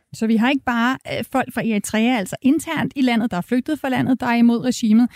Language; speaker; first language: Danish; native; Danish